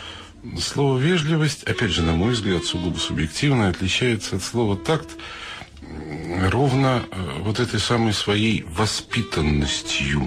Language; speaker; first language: Russian; native; Russian